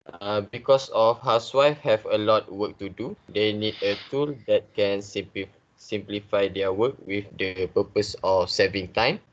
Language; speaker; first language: English; non-native, learner; Malay